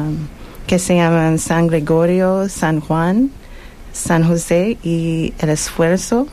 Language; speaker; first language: Spanish; non-native, learner; English